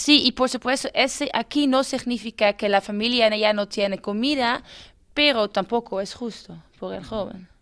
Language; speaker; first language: Spanish; non-native, fluent; Dutch